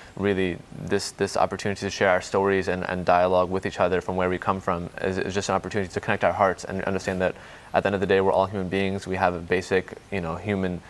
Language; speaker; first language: English; native; English